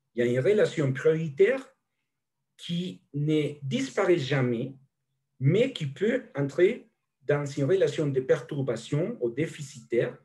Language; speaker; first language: French; non-native, fluent; Spanish